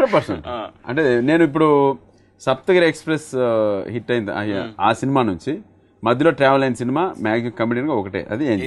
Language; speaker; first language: Telugu; native; Telugu